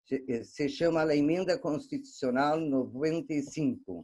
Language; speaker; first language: Spanish; non-native, fluent; Portuguese